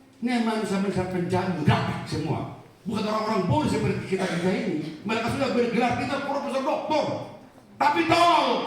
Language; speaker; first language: Indonesian; non-native, local second language; Batak Toba